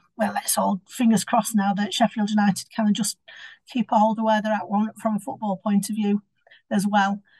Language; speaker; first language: English; native; English